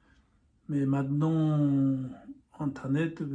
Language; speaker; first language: French; non-native, learner; Tibetan